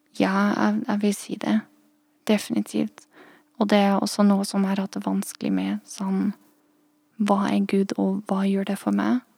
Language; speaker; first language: Norwegian; non-native, fluent; Dutch